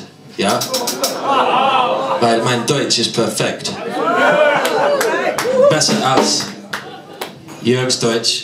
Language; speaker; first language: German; non-native, learner; English